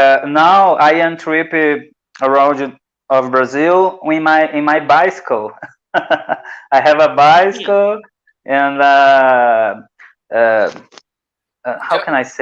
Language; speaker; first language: English; non-native, learner; Portuguese